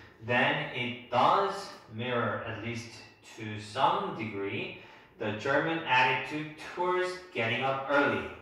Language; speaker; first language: English; non-native, fluent; Korean